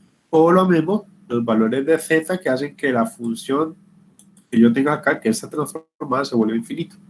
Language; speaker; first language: Spanish; native; Spanish